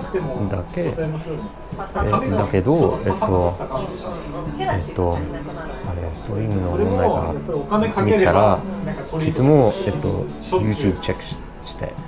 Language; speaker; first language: Japanese; non-native, learner; English